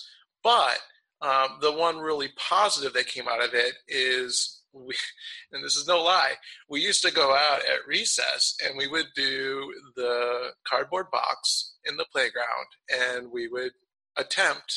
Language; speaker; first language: English; native; English